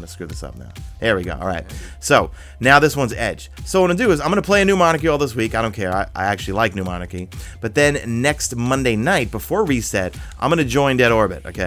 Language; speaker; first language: English; native; English